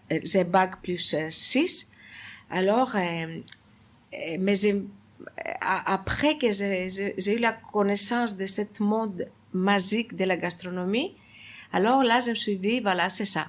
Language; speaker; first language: French; non-native, fluent; Greek